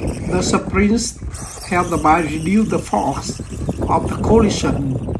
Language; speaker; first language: English; non-native, learner; Vietnamese